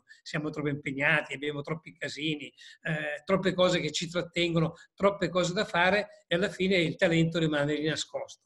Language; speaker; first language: Italian; native; Italian